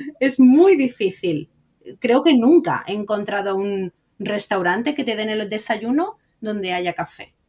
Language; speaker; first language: Spanish; native; Spanish